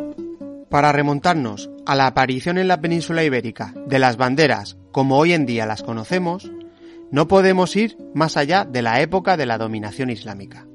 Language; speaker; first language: Spanish; native; Spanish